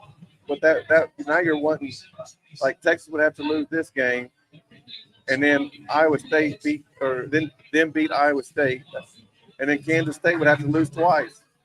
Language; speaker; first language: English; native; English